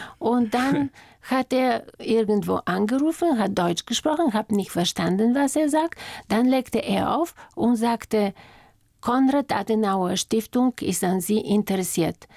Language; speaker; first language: German; non-native, fluent; Bulgarian